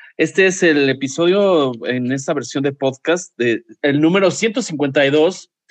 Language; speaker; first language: Spanish; native; Spanish